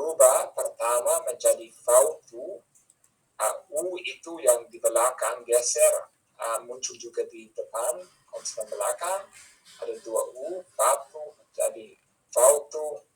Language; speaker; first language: Indonesian; non-native, fluent; English